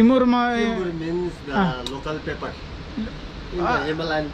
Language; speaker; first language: English; non-native, learner; Sherpa